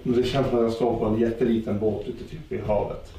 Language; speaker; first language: Swedish; native; Swedish